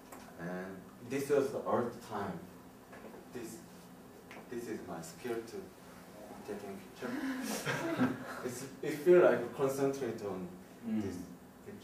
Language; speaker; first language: English; non-native, learner; Korean